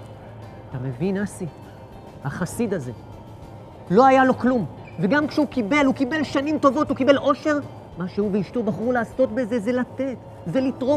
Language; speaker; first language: Hebrew; native; Hebrew